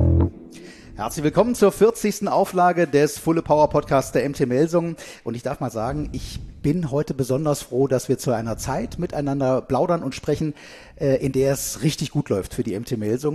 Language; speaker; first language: German; native; German